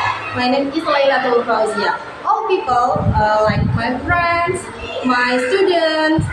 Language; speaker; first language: English; non-native, learner; Indonesian